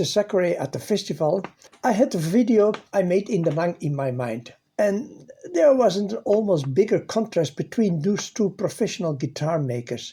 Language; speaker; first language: English; non-native, fluent; Dutch